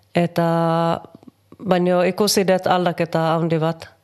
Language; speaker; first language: Basque; non-native, learner; Finnish